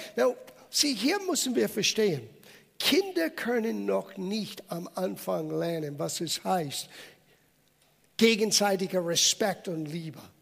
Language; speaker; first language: German; non-native, fluent; English